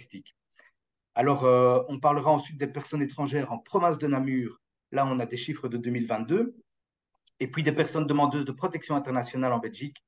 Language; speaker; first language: French; native; French